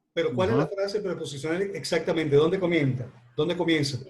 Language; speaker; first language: Spanish; native; Spanish